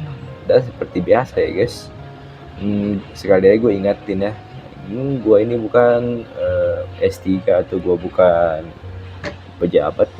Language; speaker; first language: Indonesian; native; Indonesian